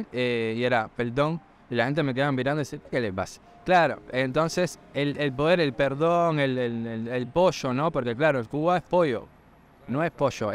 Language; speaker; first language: Spanish; native; Spanish